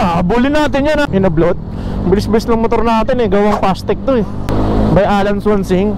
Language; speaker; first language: Filipino; native; Filipino